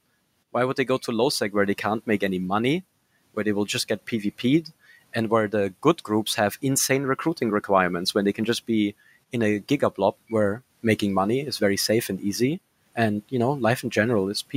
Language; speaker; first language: English; non-native, fluent; German